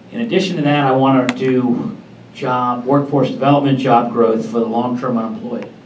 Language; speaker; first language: English; native; English